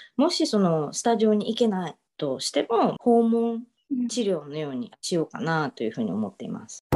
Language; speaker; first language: Japanese; native; Japanese